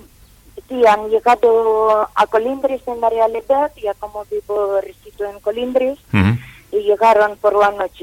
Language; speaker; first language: Spanish; non-native, fluent; Ukrainian